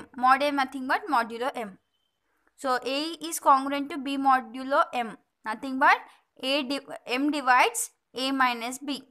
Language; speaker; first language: English; non-native, local second language; Telugu